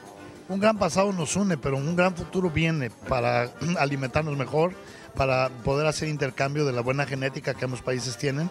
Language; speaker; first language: Spanish; native; Spanish